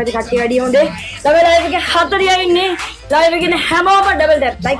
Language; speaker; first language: Indonesian; non-native, learner; Vietnamese